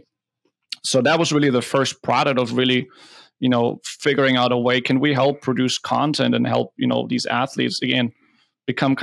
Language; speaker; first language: English; non-native, fluent; German